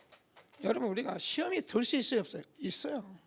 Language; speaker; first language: Korean; native; Korean